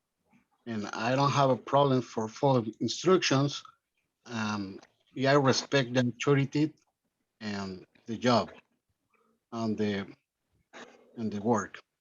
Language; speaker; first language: English; non-native, learner; Spanish